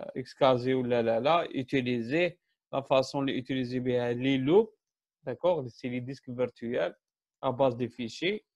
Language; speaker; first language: French; non-native, local second language; Arabic